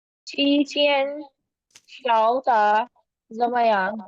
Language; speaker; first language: Chinese; non-native, learner; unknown